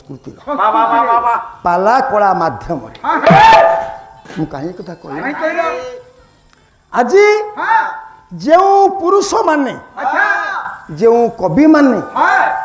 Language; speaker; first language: Odia; native; Odia